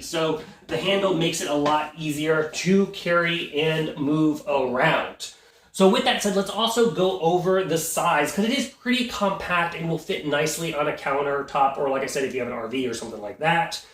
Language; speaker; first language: English; native; English